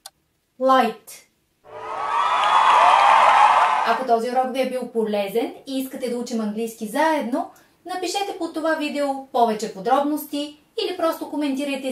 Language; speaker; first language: Bulgarian; native; Bulgarian